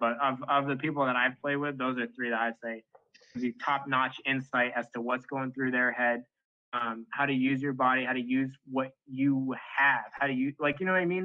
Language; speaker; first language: English; native; English